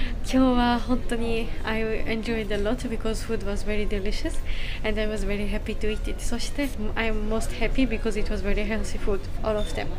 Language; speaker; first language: English; non-native, fluent; Georgian